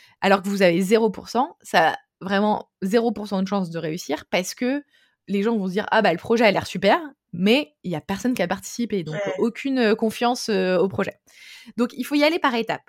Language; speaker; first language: French; native; French